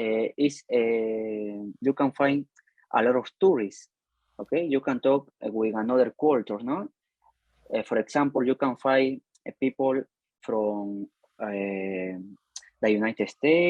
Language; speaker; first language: English; non-native, learner; Spanish